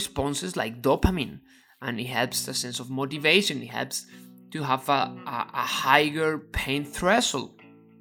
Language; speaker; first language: English; non-native, fluent; Spanish